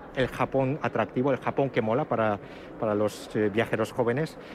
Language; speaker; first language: Spanish; early bilingual, other home language; Japanese